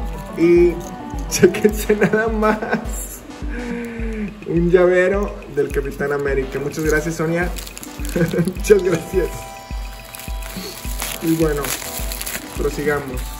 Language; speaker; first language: Spanish; native; Spanish